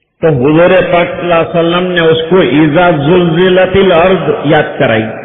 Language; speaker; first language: Urdu; non-native, local second language; Gujarati